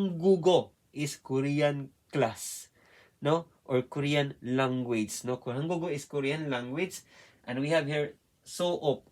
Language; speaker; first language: English; non-native, learner; Filipino